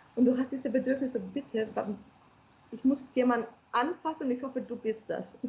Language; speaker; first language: German; non-native, fluent; Spanish